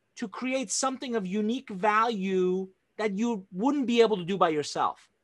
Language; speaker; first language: English; non-native, fluent; Persian